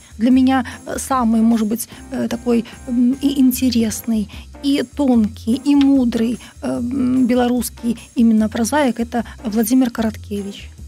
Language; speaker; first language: Russian; native; Russian